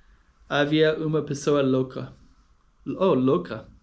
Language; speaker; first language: Portuguese; non-native, learner; English